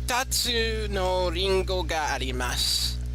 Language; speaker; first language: Japanese; non-native, learner; English